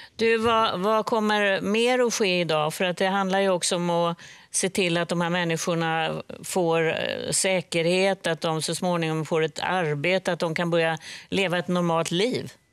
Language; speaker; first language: Swedish; native; Swedish